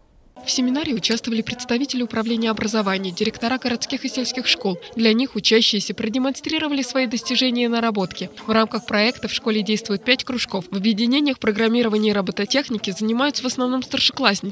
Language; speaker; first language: Russian; native; Russian